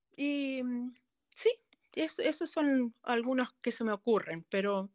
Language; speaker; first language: Spanish; early bilingual, heritage; Spanish